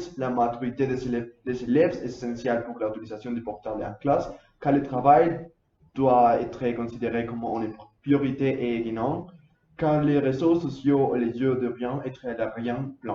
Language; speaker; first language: French; non-native, learner; Spanish